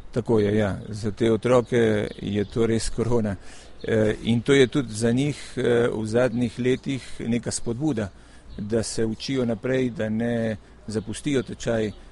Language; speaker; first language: Slovenian; early bilingual, heritage; Slovenian